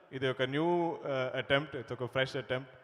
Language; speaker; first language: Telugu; non-native, learner; Malayalam